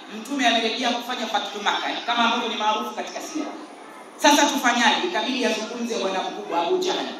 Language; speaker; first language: Swahili; native; Swahili